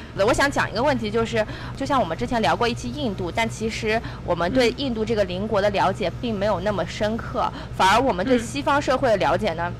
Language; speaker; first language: Chinese; native; Chinese